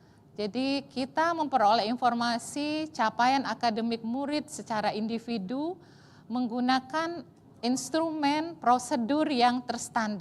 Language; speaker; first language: Indonesian; native; Indonesian